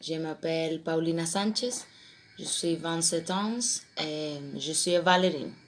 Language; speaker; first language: French; non-native, learner; Spanish